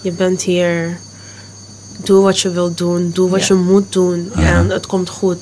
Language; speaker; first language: Dutch; non-native, local second language; Papiamento